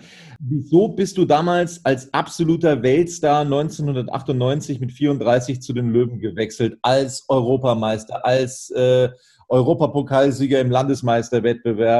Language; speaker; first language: German; native; German